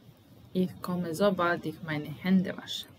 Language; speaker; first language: German; non-native, fluent; Serbian